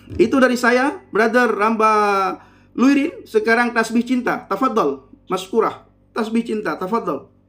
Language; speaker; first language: Indonesian; non-native, local second language; Achinese